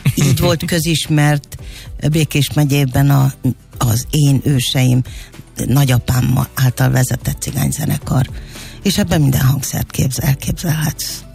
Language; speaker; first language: Hungarian; native; Hungarian